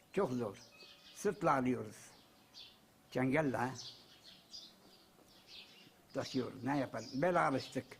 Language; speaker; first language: Turkish; non-native, local second language; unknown